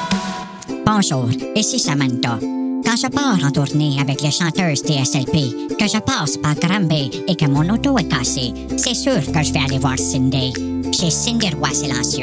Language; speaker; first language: French; native; French